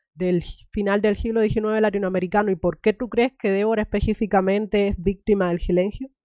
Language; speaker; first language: Spanish; native; Spanish